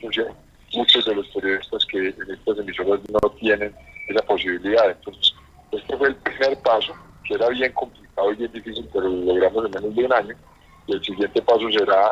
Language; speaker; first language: Spanish; native; Spanish